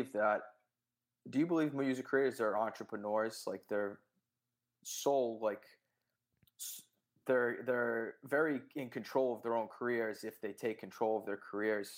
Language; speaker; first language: English; native; English